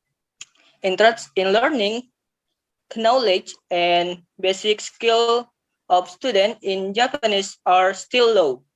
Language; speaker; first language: English; non-native, learner; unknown